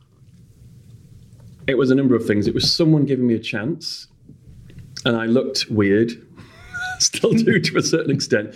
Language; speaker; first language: English; native; English